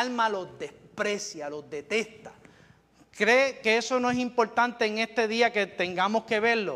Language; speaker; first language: Spanish; native; Spanish